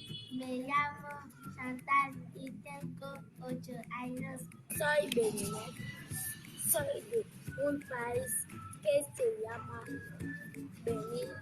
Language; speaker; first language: Spanish; non-native, learner; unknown